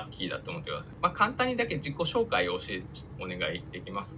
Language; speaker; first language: Japanese; native; Japanese